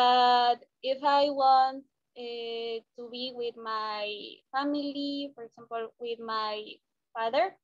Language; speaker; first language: English; non-native, learner; Spanish